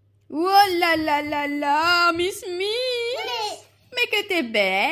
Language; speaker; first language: French; native; French